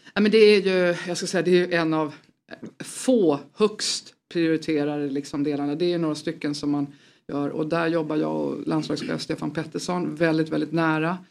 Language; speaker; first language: Swedish; native; Swedish